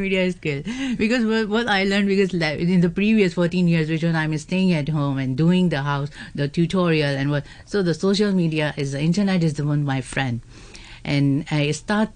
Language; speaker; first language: English; non-native, local second language; Urdu